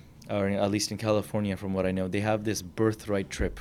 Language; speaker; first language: English; early bilingual, other home language; Punjabi